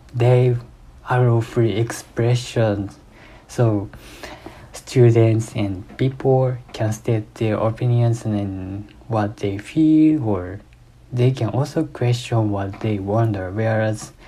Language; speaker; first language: English; non-native, fluent; Japanese